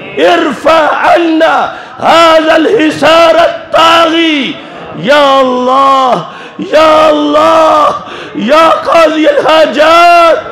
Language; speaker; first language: Arabic; non-native, fluent; Urdu